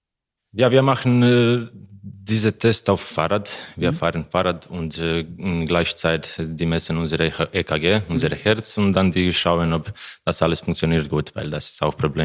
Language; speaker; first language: German; non-native, learner; Croatian